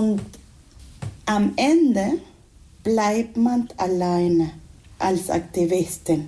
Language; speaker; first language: German; non-native, fluent; Spanish